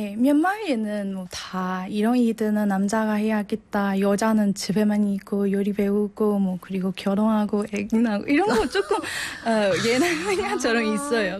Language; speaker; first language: Korean; non-native, learner; Burmese